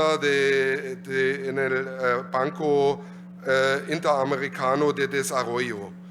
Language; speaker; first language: Spanish; non-native, learner; German